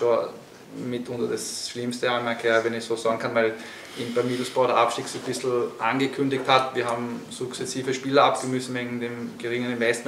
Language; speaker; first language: German; native; German